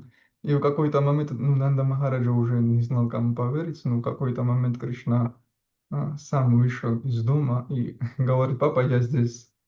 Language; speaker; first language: Russian; non-native, fluent; Georgian